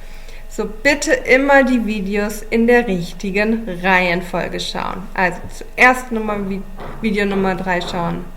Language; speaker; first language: German; non-native, fluent; English